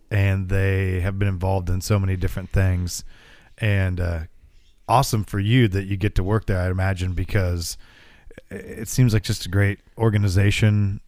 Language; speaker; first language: English; native; English